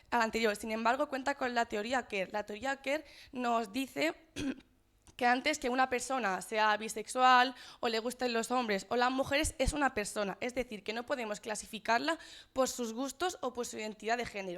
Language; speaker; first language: Spanish; native; Spanish